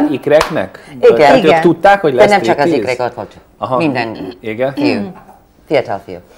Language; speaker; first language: Hungarian; non-native, fluent; English